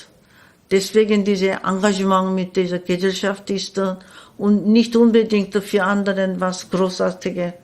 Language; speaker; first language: German; non-native, learner; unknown